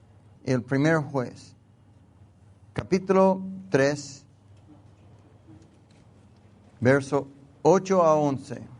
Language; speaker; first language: Spanish; non-native, learner; English